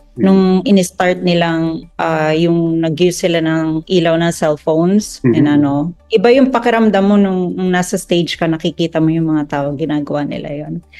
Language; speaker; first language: Filipino; native; Filipino